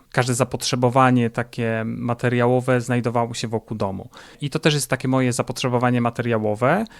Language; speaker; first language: Polish; native; Polish